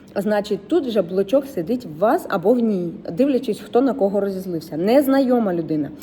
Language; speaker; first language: Ukrainian; non-native, local second language; Russian